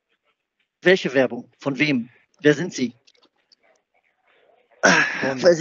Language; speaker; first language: German; native; German